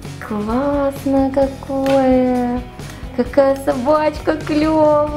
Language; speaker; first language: Russian; native; Russian